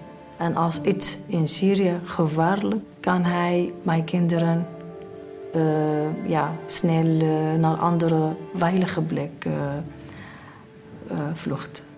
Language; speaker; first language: Dutch; non-native, learner; Arabic